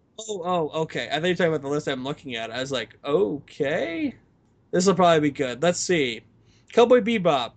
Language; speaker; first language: English; native; English